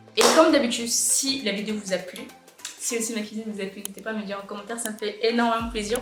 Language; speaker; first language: French; early bilingual, other home language; Arabic